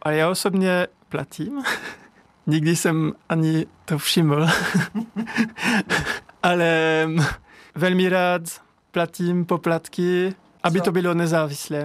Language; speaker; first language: Czech; non-native, learner; French